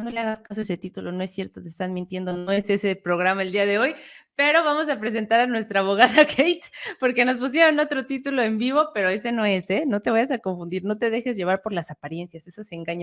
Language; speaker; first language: Spanish; native; Spanish